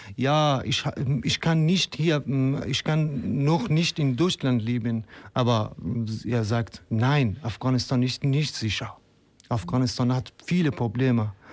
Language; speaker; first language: German; non-native, fluent; Persian